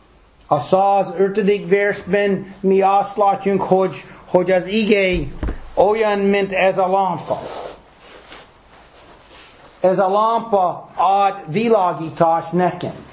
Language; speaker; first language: Hungarian; non-native, fluent; English